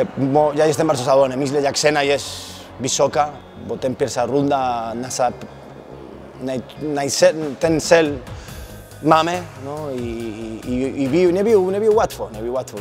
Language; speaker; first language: Polish; non-native, learner; Spanish